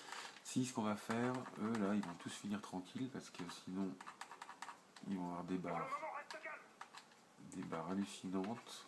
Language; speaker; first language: French; native; French